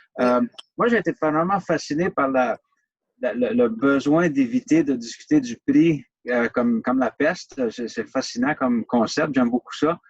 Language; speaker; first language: French; native; French